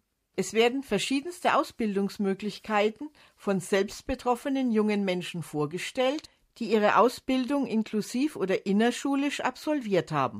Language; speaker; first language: German; native; German